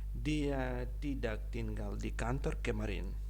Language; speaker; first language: Indonesian; non-native, fluent; Ukrainian